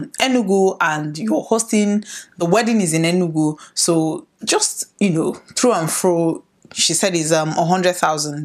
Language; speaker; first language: English; non-native, local second language; Igbo